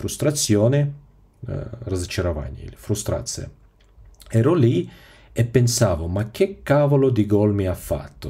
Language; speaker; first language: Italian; non-native, fluent; Russian